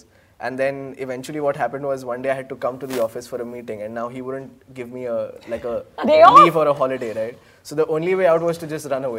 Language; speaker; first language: English; non-native, local second language; Hindi